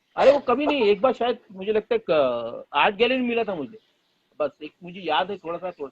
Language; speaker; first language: Hindi; non-native, local second language; Marathi